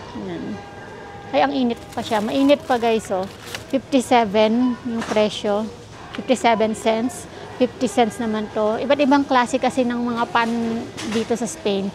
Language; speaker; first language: Filipino; native; Filipino